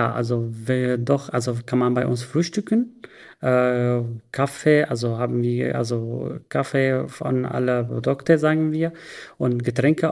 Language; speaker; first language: German; non-native, learner; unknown